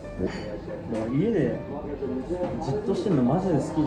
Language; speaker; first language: Japanese; native; Japanese